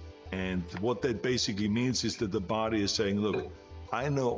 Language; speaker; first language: English; non-native, fluent; German